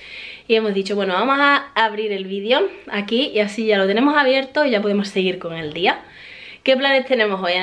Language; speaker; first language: Spanish; native; Spanish